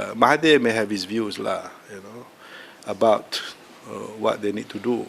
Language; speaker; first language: English; non-native, local second language; Malay